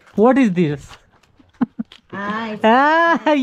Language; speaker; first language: English; non-native, learner; Hindi